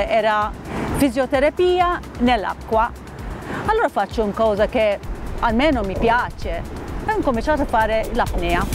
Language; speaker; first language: Italian; non-native, fluent; Maltese